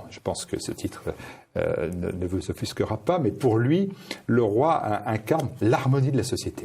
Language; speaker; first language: French; native; French